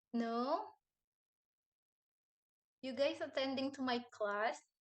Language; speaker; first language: English; non-native, learner; Indonesian